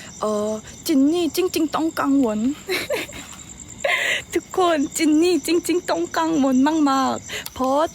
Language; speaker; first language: Thai; non-native, learner; Korean